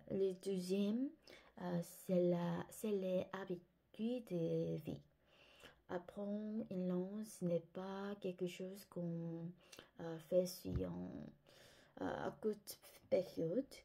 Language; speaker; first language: French; non-native, fluent; Korean